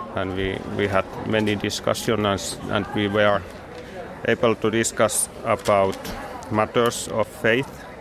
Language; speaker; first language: English; non-native, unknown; Finnish